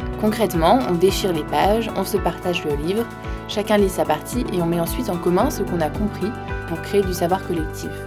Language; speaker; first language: French; native; French